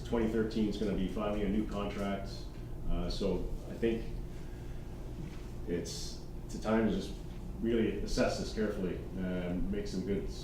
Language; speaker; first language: English; native; English